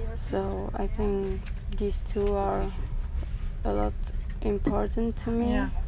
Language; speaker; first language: English; non-native, fluent; Czech